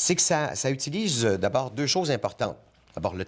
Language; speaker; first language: French; native; French